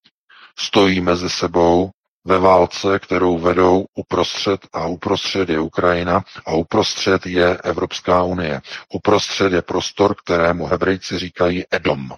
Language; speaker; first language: Czech; native; Czech